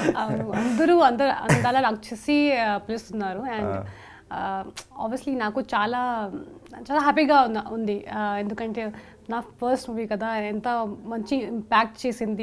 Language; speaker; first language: Telugu; non-native, fluent; Hindi